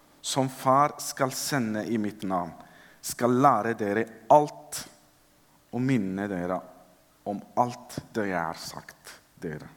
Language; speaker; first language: Norwegian; non-native, fluent; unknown